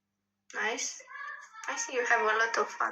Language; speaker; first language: English; non-native, learner; Romanian